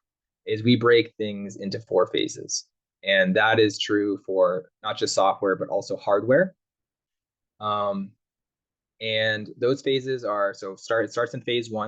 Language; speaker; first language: English; native; English